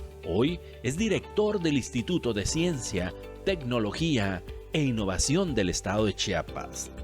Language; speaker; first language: Spanish; native; Spanish